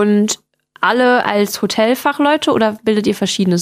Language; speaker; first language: German; native; German